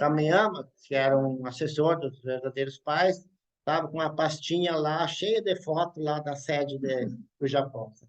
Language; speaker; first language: Portuguese; native; Portuguese